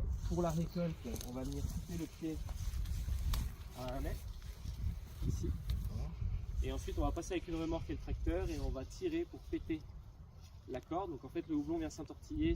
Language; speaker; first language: French; native; French